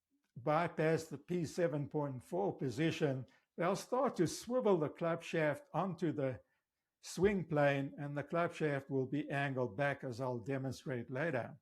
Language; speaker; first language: English; native; English